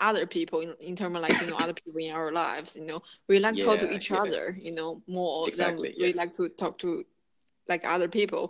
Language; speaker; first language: English; non-native, fluent; Chinese